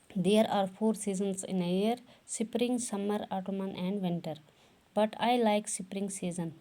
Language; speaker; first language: English; non-native, local second language; Kashmiri